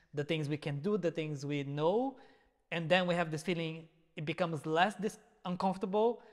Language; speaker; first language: English; non-native, fluent; Portuguese